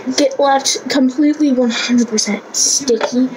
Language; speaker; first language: English; native; English